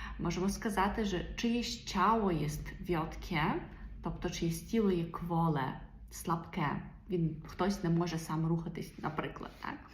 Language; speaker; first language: Polish; non-native, learner; Ukrainian